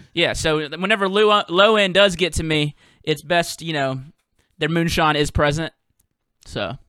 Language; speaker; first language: English; native; English